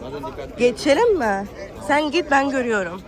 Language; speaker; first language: Turkish; non-native, fluent; Arabic